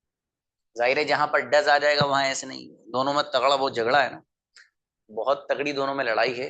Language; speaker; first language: Hindi; native; Hindi